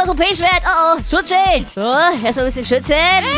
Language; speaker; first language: German; native; German